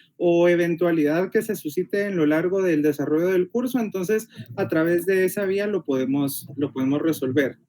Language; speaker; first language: Spanish; native; Spanish